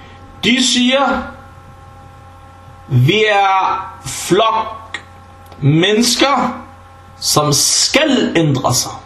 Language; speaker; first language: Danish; early bilingual, other home language; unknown